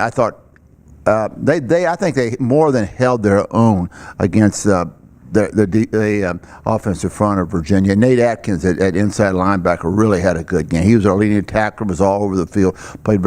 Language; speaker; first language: English; native; English